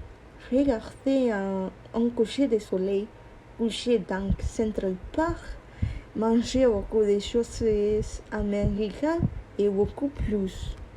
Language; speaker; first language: French; non-native, learner; Spanish